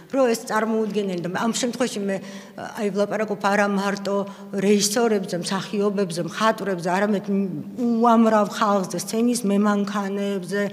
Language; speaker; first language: Georgian; early bilingual, other home language; Russian